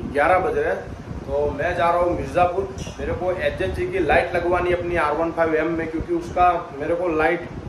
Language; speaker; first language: Hindi; non-native, local second language; Gujarati